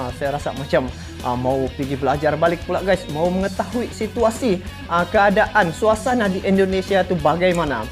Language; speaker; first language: Malay; native; Malay